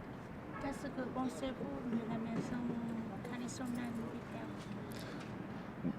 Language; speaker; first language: French; non-native, learner; Vietnamese